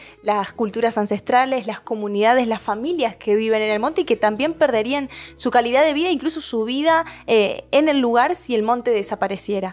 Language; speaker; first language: Spanish; native; Spanish